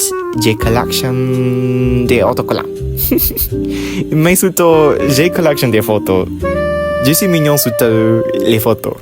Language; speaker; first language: French; non-native, learner; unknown